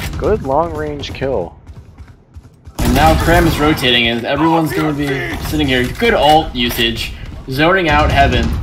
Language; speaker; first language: English; native; English